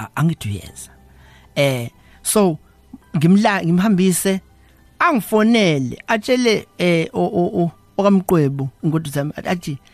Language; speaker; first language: Zulu; native; Zulu